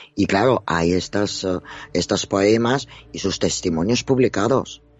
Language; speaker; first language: Spanish; non-native, fluent; Russian